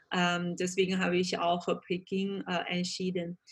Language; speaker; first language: German; non-native, fluent; Chinese